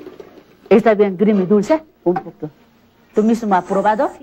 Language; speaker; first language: Spanish; non-native, learner; Korean